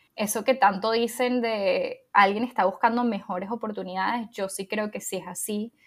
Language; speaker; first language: Spanish; native; Spanish